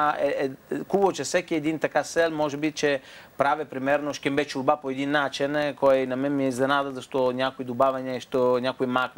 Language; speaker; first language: Bulgarian; non-native, fluent; Italian